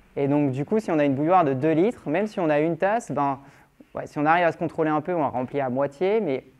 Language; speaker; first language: French; native; French